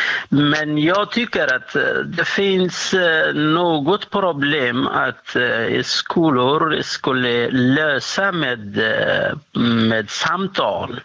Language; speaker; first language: Swedish; non-native, fluent; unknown